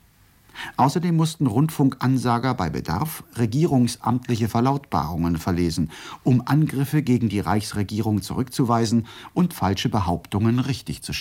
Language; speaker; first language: German; native; German